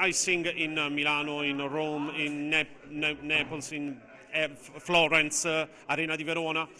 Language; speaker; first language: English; non-native, learner; Italian